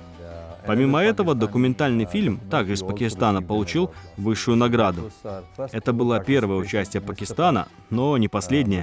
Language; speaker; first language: Russian; non-native, fluent; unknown